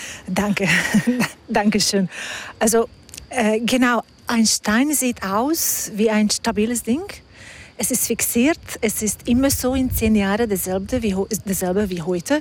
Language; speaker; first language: German; non-native, fluent; Hungarian